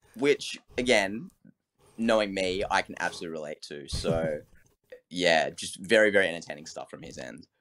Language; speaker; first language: English; native; English